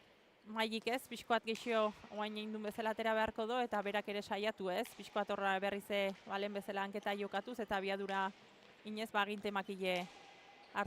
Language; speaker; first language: Basque; native; Basque